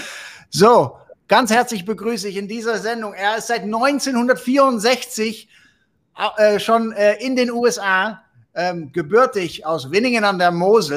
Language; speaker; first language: German; native; German